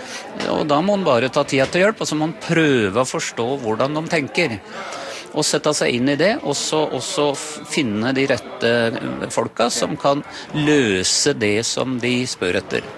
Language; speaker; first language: Norwegian; native; Norwegian